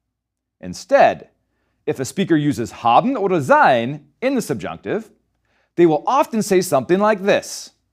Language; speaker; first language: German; non-native, fluent; English